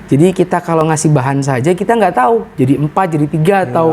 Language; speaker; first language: Malay; native; Malay